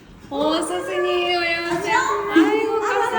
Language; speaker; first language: Korean; non-native, learner; Kazakh